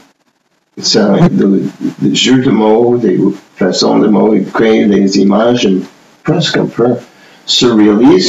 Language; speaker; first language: French; non-native, fluent; English